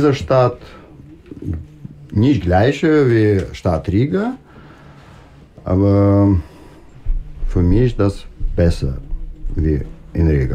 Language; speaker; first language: German; non-native, learner; Russian